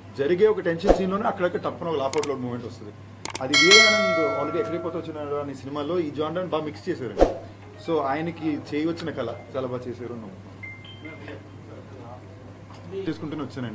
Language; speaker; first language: Telugu; native; Telugu